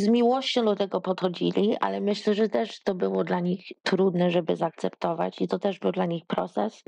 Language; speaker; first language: Polish; early bilingual, heritage; Polish